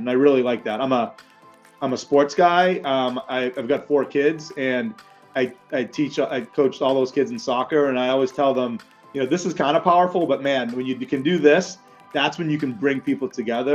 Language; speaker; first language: English; native; English